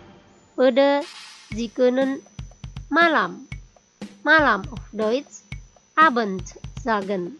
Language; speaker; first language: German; non-native, fluent; Indonesian